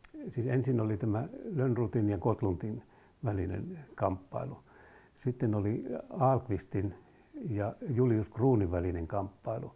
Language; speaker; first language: Finnish; native; Finnish